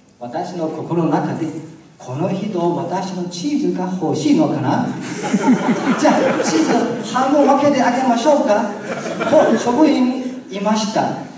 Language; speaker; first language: Japanese; non-native, learner; Chinese